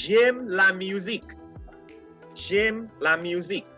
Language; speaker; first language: French; non-native, fluent; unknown